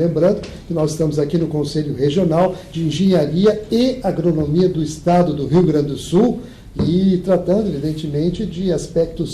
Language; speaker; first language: Portuguese; native; Portuguese